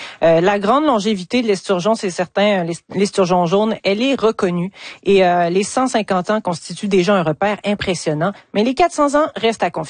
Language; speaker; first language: French; native; French